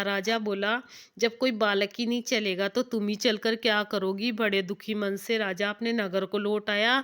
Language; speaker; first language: Hindi; native; Hindi